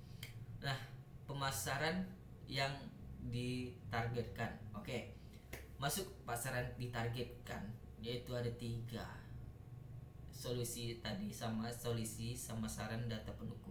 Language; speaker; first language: Indonesian; native; Indonesian